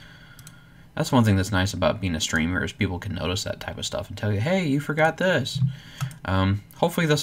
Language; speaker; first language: English; native; English